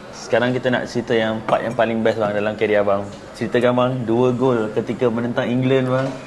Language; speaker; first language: Malay; native; Malay